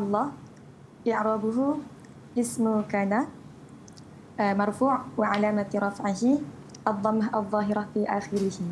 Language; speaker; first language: Arabic; non-native, learner; Malay